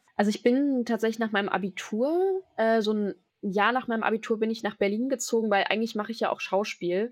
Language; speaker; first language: German; native; German